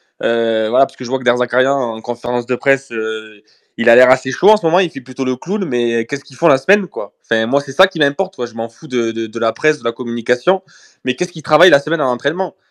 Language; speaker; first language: French; native; French